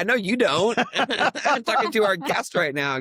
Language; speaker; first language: English; native; English